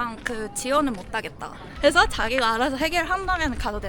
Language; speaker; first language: Korean; non-native, fluent; Japanese